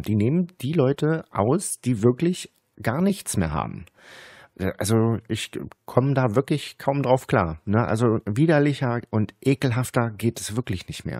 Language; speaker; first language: German; native; German